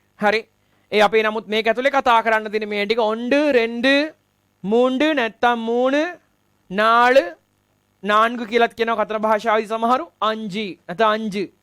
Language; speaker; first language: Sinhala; non-native, local second language; Tamil